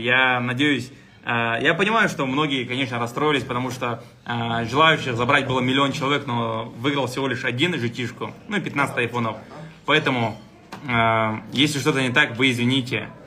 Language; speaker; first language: Russian; native; Russian